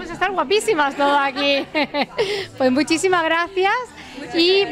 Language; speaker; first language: Spanish; native; Spanish